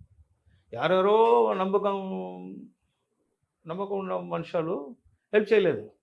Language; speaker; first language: Telugu; non-native, local second language; Tamil